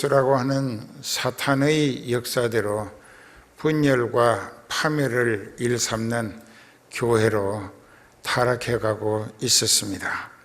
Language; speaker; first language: Korean; native; Korean